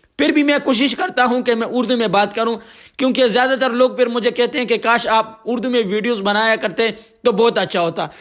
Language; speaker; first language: Urdu; non-native, local second language; Pashto